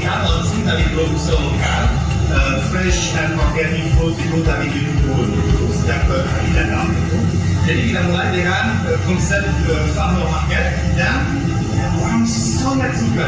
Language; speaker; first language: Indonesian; non-native, learner; French